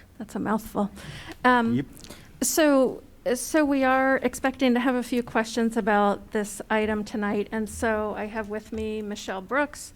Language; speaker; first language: English; native; English